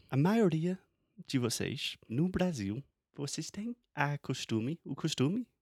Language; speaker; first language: Portuguese; non-native, fluent; English